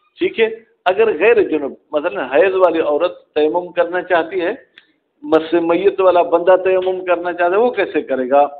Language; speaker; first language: Urdu; non-native, local second language; Sindhi